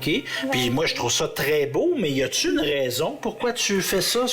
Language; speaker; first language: French; native; French